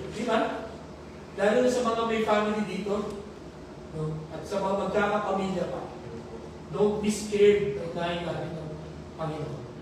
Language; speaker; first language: Filipino; native; Filipino